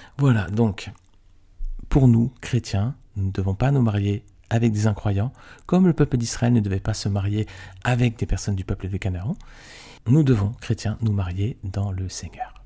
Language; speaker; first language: French; native; French